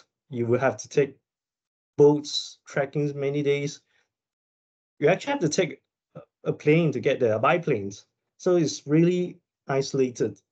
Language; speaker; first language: English; non-native, local second language; Chinese